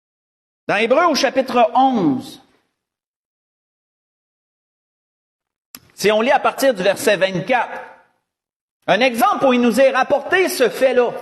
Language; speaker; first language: French; native; French